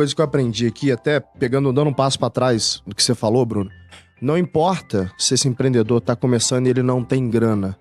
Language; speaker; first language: Portuguese; native; Portuguese